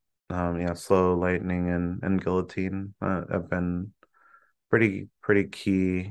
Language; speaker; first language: English; early bilingual, other home language; Spanish